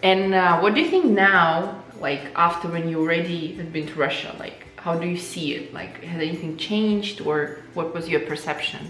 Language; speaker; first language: English; non-native, fluent; Russian